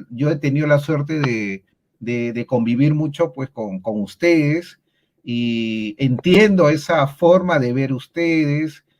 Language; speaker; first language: Spanish; native; Spanish